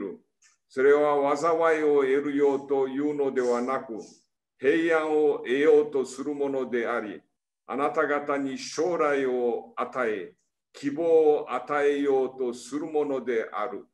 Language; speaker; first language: Japanese; early bilingual, heritage; Portuguese